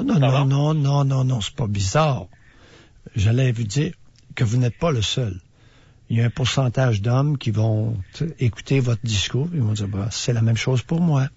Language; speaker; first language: French; native; French